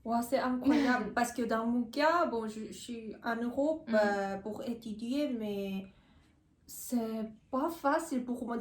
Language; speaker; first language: French; non-native, learner; Korean